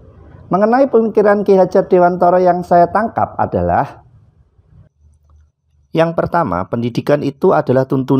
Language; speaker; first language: Indonesian; non-native, local second language; Javanese